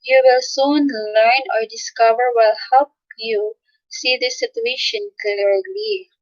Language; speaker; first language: English; non-native, local second language; Filipino